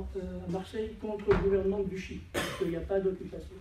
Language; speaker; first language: French; native; French